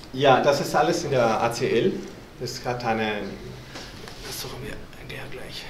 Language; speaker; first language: German; non-native, fluent; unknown